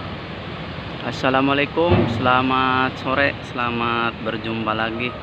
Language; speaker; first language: Indonesian; native; Indonesian